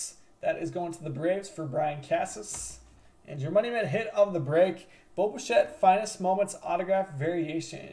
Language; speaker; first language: English; native; English